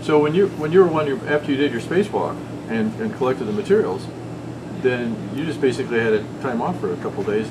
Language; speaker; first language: English; native; English